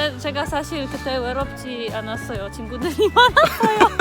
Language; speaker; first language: Korean; non-native, fluent; Polish